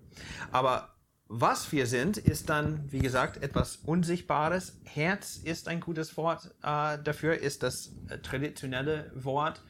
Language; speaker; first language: German; non-native, fluent; English